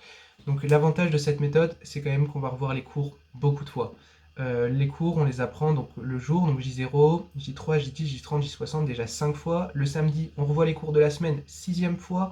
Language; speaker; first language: French; native; French